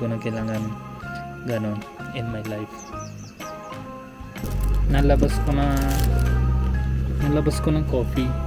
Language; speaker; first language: Filipino; non-native, learner; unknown